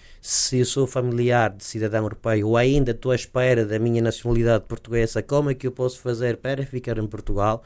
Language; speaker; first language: Portuguese; early bilingual, heritage; Portuguese